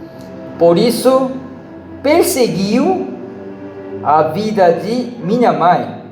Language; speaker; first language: Portuguese; non-native, learner; Korean